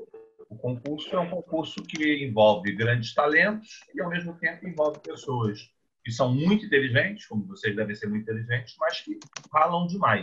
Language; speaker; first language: Portuguese; native; Portuguese